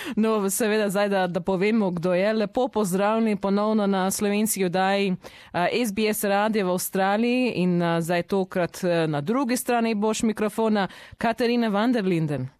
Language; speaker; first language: Slovenian; early bilingual, heritage; Slovenian